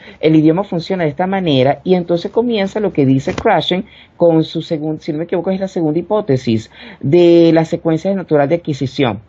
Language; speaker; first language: Spanish; native; Spanish